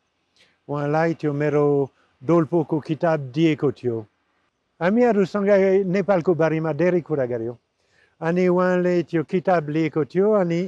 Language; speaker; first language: Nepali; non-native, learner; French